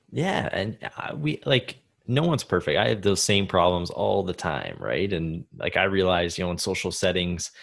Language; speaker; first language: English; native; English